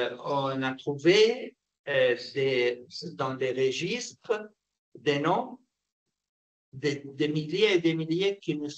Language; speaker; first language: French; non-native, fluent; Arabic